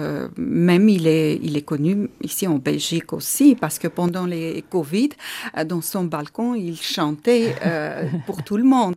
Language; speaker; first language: French; non-native, fluent; Armenian